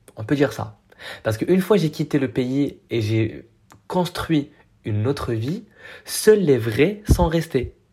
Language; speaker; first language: French; non-native, local second language; Arabic